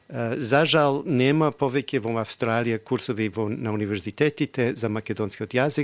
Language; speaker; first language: Macedonian; non-native, fluent; English